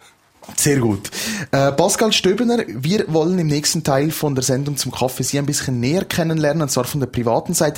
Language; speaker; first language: German; native; German